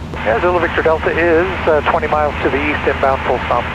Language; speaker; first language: English; native; English